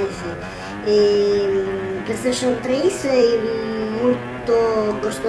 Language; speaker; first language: Portuguese; non-native, learner; Italian